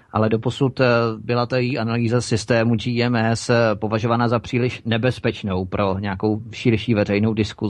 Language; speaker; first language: Czech; native; Czech